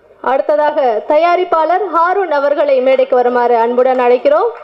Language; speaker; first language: Tamil; native; Tamil